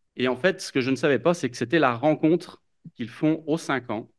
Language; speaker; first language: French; native; French